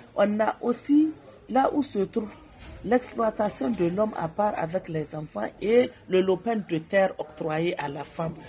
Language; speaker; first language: French; non-native, local second language; Hausa